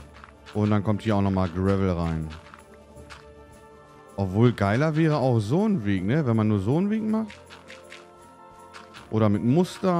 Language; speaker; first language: German; native; German